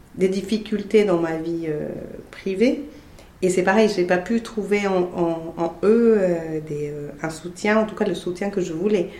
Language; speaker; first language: French; non-native, fluent; Spanish